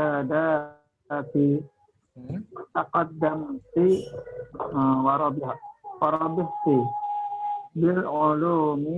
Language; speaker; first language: Arabic; non-native, learner; Indonesian